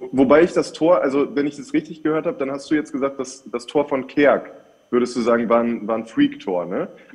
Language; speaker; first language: German; native; German